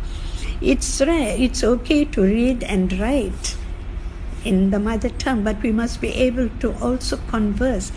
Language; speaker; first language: English; non-native, local second language; Tamil